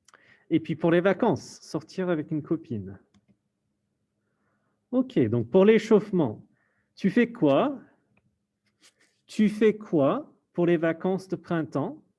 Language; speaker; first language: French; non-native, fluent; English